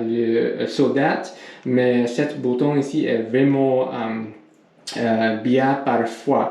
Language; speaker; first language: French; non-native, learner; English